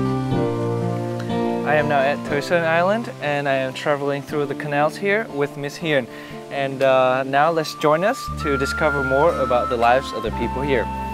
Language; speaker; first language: English; non-native, fluent; Vietnamese